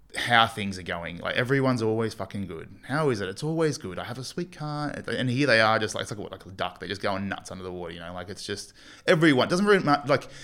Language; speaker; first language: English; native; English